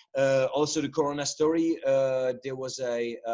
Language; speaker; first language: English; non-native, fluent; Czech